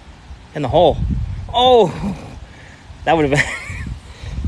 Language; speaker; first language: English; native; English